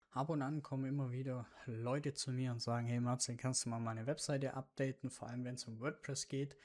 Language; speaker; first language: German; native; German